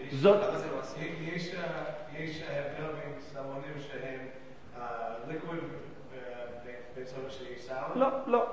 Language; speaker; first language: Hebrew; non-native, learner; English